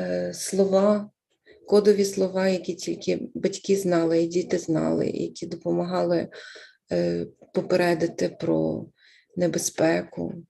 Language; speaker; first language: Ukrainian; native; Ukrainian